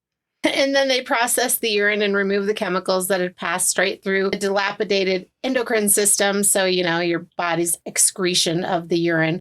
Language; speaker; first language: English; native; English